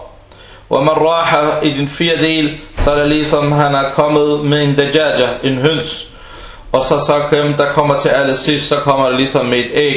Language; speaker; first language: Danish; non-native, fluent; Arabic